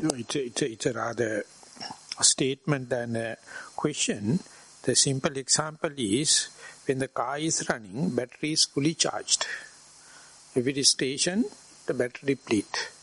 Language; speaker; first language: English; non-native, local second language; Sinhala